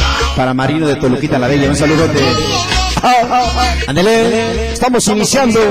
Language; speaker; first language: Spanish; native; Spanish